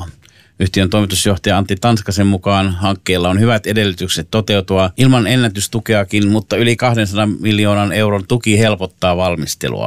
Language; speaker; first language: Finnish; native; Finnish